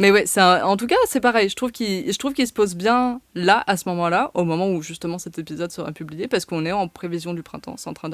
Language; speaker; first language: French; native; French